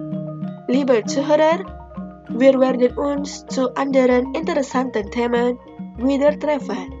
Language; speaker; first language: German; non-native, fluent; Indonesian